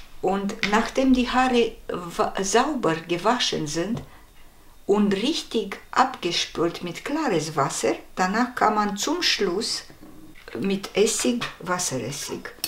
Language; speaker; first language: German; non-native, fluent; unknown